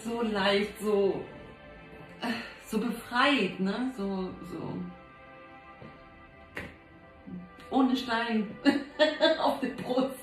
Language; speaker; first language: German; native; German